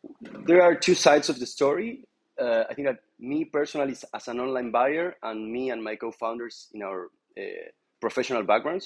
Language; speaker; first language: English; non-native, fluent; Spanish